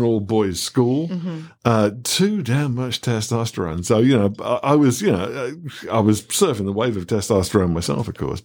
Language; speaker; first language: English; native; English